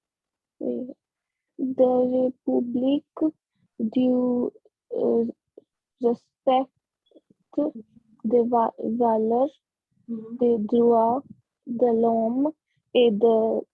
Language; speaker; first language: French; non-native, learner; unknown